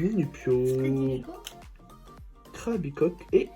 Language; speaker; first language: French; native; French